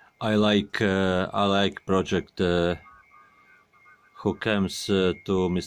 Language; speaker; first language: English; non-native, learner; Croatian